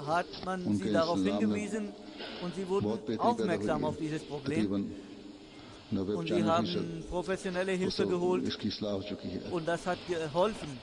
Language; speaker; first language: German; non-native, fluent; Urdu